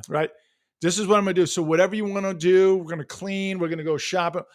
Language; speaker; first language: English; native; English